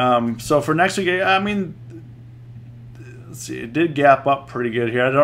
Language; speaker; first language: English; native; English